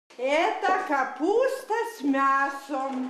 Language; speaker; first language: Russian; non-native, local second language; Lithuanian